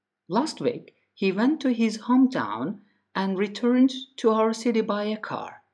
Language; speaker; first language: English; non-native, fluent; Turkish